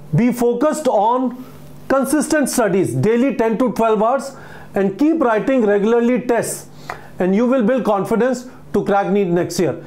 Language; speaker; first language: English; non-native, local second language; Hindi